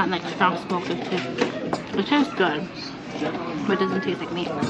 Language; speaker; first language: English; non-native, learner; Thai